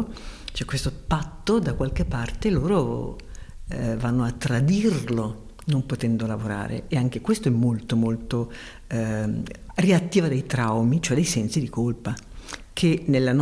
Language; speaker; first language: Italian; native; Italian